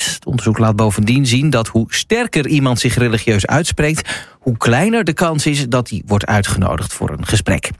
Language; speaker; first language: Dutch; native; Dutch